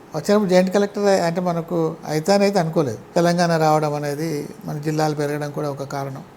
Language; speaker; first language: Telugu; native; Telugu